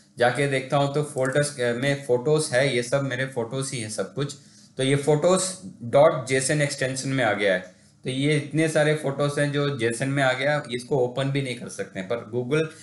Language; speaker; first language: Hindi; non-native, local second language; Tamil